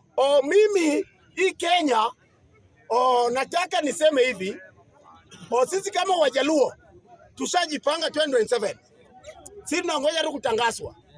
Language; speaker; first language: Swahili; non-native, local second language; Luo (Kenya and Tanzania)